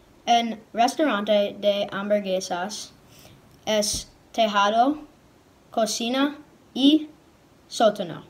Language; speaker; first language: Spanish; non-native, learner; English